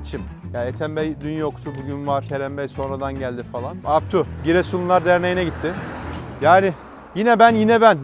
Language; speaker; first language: Turkish; native; Turkish